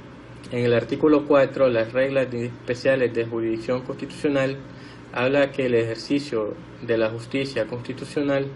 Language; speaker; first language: Spanish; native; Spanish